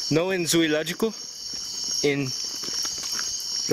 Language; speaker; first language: Spanish; non-native, learner; English